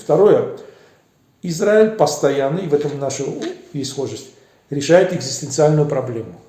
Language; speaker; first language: Russian; early bilingual, other home language; Armenian